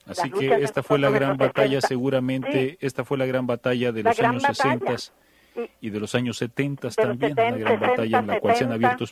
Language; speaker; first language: Spanish; native; Spanish